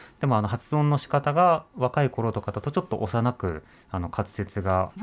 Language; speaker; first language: Japanese; native; Japanese